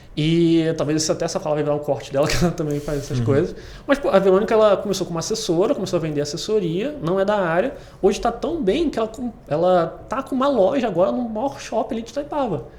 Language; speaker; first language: Portuguese; native; Portuguese